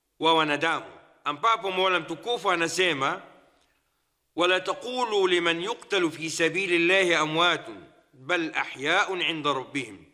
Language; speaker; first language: Swahili; non-native, fluent; Arabic